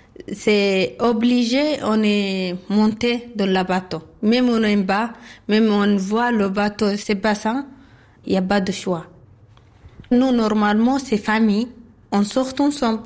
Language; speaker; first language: French; non-native, learner; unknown